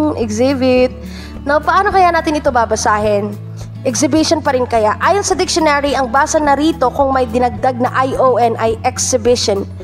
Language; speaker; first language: Filipino; native; Filipino